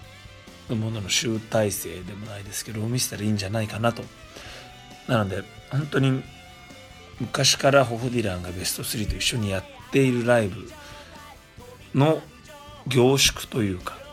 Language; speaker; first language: Japanese; native; Japanese